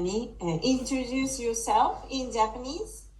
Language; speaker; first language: English; non-native, fluent; Japanese